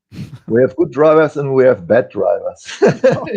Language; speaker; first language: English; non-native, fluent; German